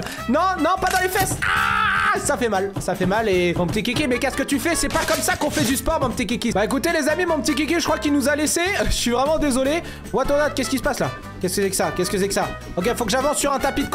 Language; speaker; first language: French; native; French